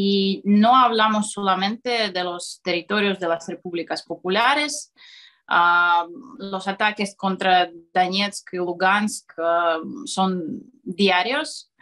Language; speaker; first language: Spanish; non-native, fluent; Russian